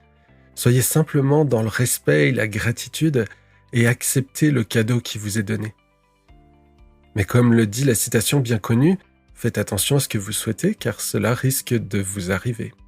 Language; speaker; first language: French; native; French